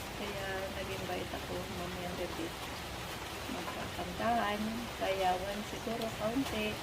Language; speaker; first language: Filipino; native; Filipino